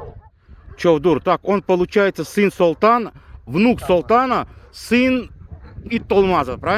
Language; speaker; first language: Russian; non-native, local second language; Turkmen